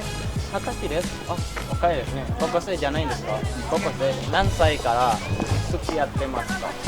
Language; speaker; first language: Japanese; non-native, learner; Indonesian